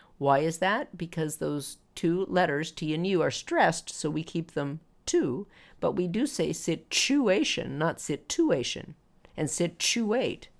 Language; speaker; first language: English; native; English